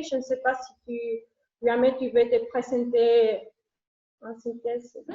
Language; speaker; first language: French; non-native, learner; Spanish